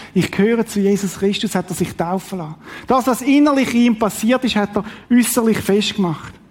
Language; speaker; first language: German; native; German